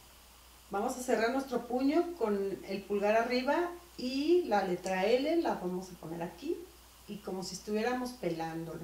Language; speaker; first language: Spanish; native; Spanish